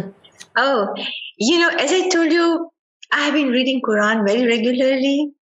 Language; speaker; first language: English; non-native, local second language; Sindhi